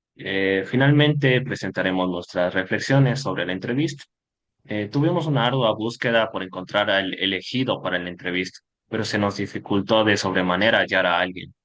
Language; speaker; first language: Spanish; early bilingual, other home language; Cantonese